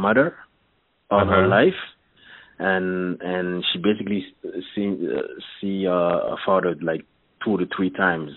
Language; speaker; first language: English; non-native, fluent; French